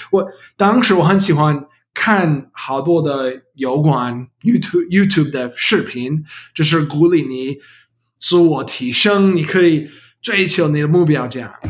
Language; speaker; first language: Chinese; non-native, learner; English